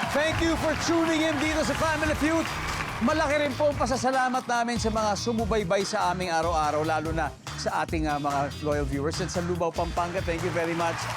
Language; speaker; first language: Filipino; native; Filipino